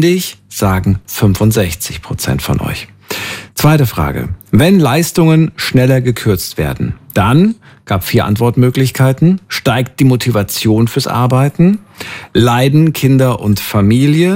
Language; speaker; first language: German; native; German